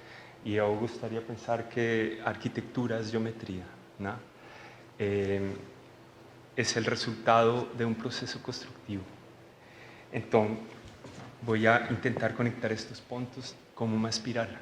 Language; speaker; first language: Portuguese; non-native, learner; Spanish